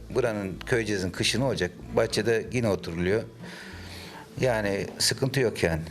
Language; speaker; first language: Turkish; native; Turkish